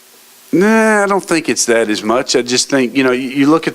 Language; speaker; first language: English; native; English